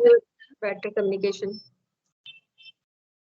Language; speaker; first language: English; non-native, learner; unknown